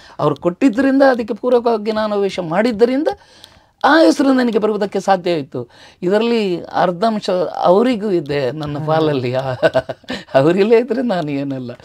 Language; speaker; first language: Kannada; non-native, local second language; Tulu